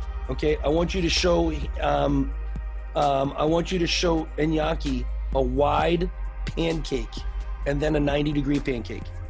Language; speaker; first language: English; native; English